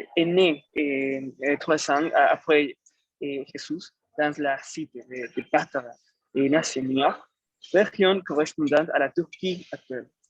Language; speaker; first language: French; non-native, learner; Spanish